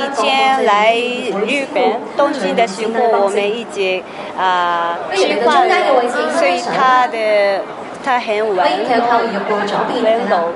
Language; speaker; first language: Chinese; non-native, learner; Japanese